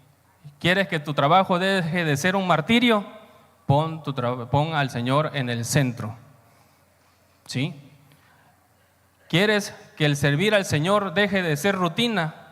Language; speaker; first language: Spanish; native; Spanish